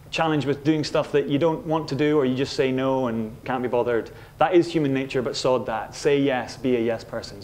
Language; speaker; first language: English; native; English